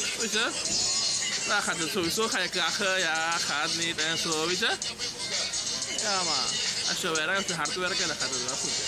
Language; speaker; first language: Dutch; non-native, local second language; Sranan Tongo